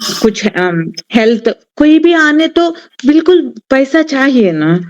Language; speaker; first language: Hindi; non-native, learner; Telugu